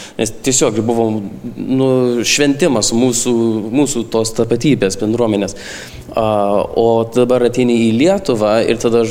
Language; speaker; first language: Lithuanian; early bilingual, heritage; Lithuanian